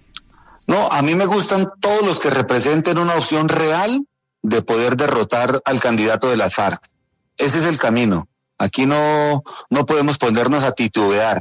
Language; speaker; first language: Spanish; native; Spanish